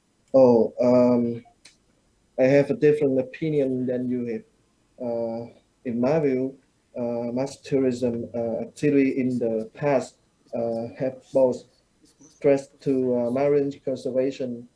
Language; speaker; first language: English; non-native, learner; Vietnamese